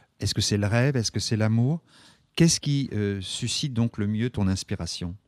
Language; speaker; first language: French; native; French